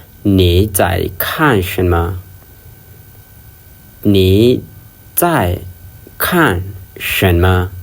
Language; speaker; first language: Chinese; non-native, fluent; Lao